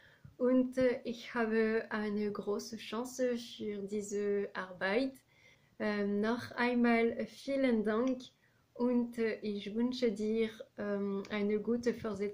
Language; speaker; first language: German; non-native, learner; French